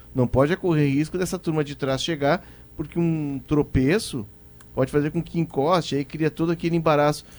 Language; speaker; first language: Portuguese; native; Portuguese